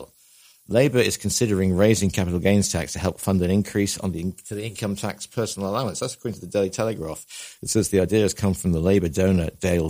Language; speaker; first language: English; native; English